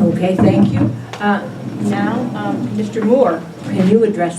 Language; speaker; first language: English; native; English